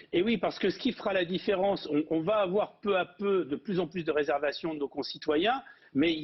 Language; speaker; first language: French; native; French